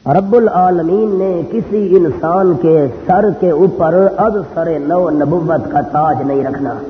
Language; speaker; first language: Urdu; non-native, local second language; Punjabi